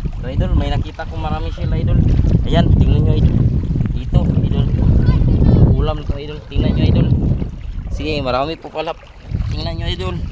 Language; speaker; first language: Filipino; non-native, local second language; Cebuano